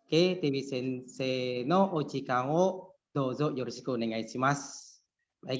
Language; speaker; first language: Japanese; non-native, fluent; Indonesian